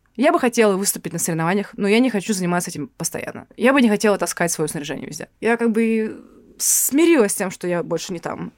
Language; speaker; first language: Russian; native; Russian